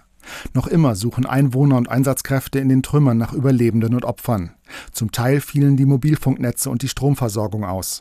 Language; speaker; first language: German; native; German